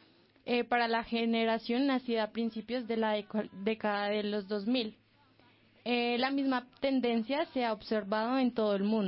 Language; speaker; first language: Spanish; native; Spanish